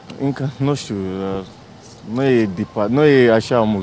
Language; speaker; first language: Romanian; non-native, learner; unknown